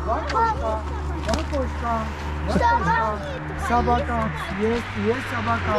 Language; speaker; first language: Russian; non-native, learner; Georgian